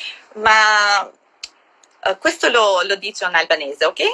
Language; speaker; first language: Italian; non-native, learner; Albanian